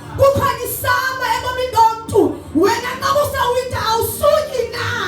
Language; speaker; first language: Zulu; non-native, local second language; Xhosa